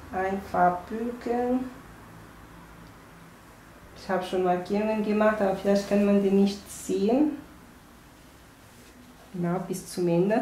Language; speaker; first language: German; non-native, fluent; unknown